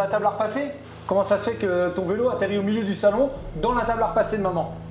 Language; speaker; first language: French; native; French